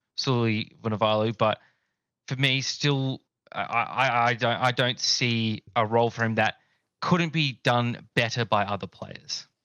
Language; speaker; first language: English; native; English